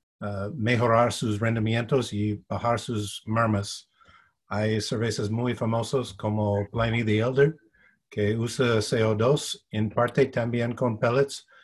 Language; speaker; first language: Spanish; non-native, fluent; English